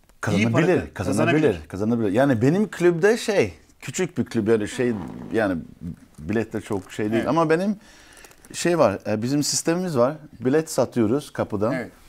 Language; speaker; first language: Turkish; early bilingual, heritage; Turkish